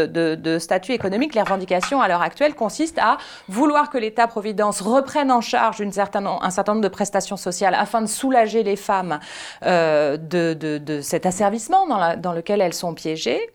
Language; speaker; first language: French; native; French